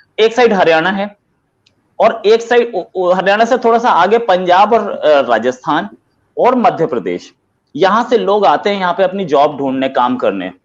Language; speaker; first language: Hindi; native; Hindi